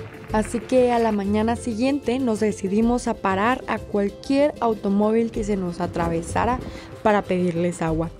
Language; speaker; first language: Spanish; native; Spanish